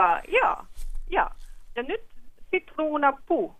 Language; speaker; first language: Finnish; non-native, fluent; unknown